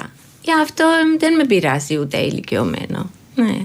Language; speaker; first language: Greek; non-native, fluent; Georgian